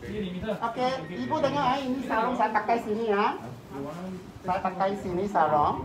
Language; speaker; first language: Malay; non-native, local second language; Cantonese